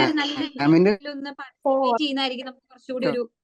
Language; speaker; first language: Malayalam; native; Malayalam